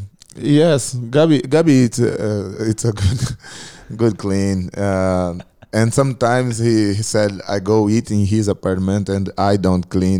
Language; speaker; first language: English; non-native, learner; Portuguese